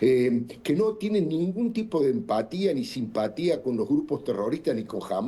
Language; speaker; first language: Spanish; native; Spanish